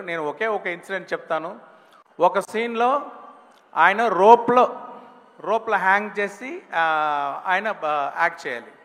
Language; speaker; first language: Telugu; non-native, local second language; Tamil